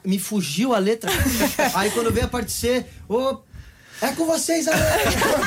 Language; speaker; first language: Portuguese; native; Portuguese